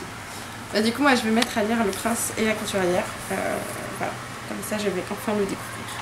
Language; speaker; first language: French; native; French